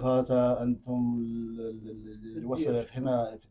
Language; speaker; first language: Arabic; non-native, learner; Urdu